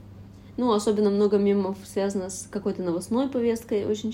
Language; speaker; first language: Russian; native; Russian